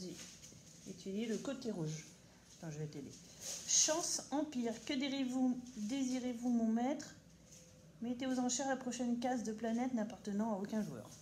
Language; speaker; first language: French; native; French